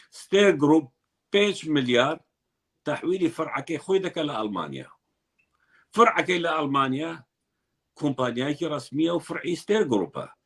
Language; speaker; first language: Central Kurdish; non-native, local second language; Kurdish